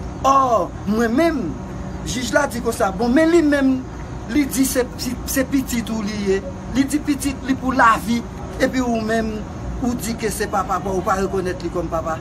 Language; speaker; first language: French; non-native, learner; Haitian Creole